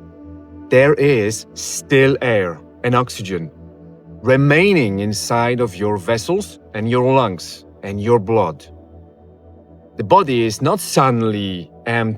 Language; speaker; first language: English; non-native, fluent; Polish